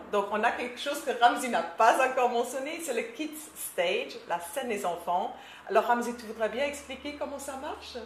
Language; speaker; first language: French; non-native, fluent; German